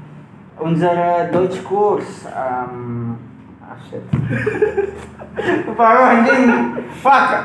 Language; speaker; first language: German; non-native, learner; Indonesian